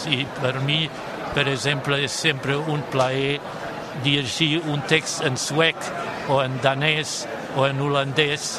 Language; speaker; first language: Catalan; non-native, fluent; German